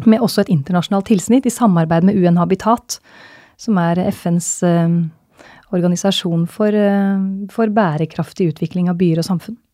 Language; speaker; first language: Norwegian; native; Norwegian